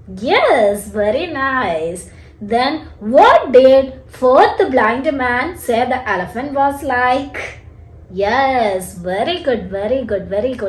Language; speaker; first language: English; non-native, local second language; Malayalam